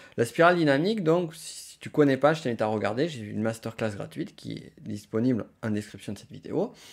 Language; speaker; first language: French; native; French